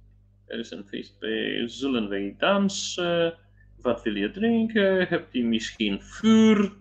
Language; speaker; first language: Dutch; non-native, learner; Polish